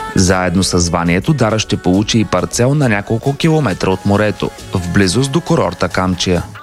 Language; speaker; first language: Bulgarian; native; Bulgarian